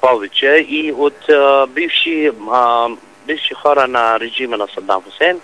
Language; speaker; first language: Bulgarian; non-native, fluent; Arabic